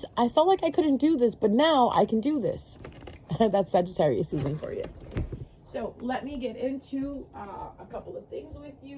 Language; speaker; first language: English; native; English